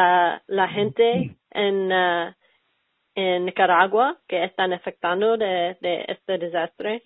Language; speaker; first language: Spanish; non-native, learner; English